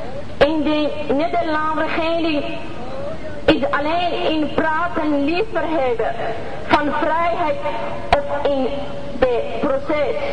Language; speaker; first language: Dutch; non-native, learner; Persian